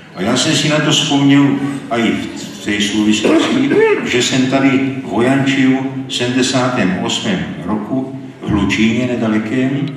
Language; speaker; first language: Czech; native; Czech